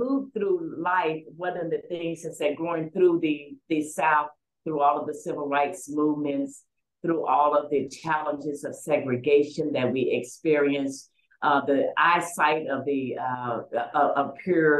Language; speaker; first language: English; native; English